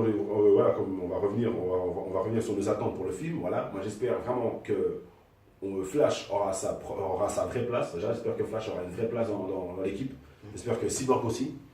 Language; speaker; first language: French; native; French